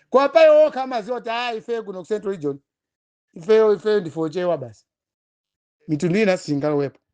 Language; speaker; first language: Nyanja; non-native, local second language; Tumbuka